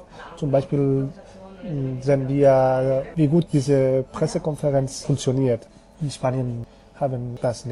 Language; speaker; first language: German; non-native, fluent; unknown